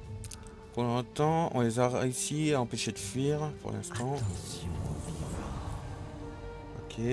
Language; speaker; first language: French; native; French